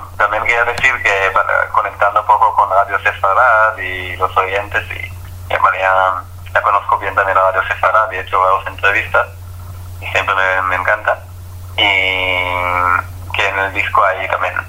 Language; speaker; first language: Spanish; non-native, fluent; Hebrew